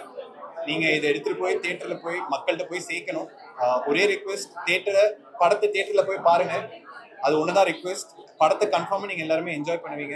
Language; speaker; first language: Tamil; native; Tamil